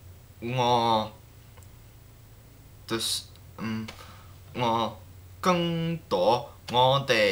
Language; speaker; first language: Chinese; non-native, learner; English